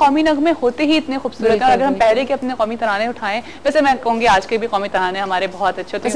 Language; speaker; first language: Urdu; native; Urdu